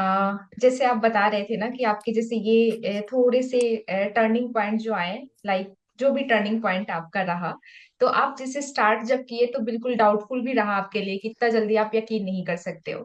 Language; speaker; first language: Hindi; native; Hindi